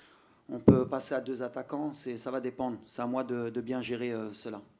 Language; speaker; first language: French; native; French